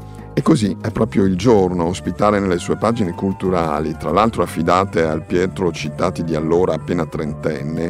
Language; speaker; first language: Italian; native; Italian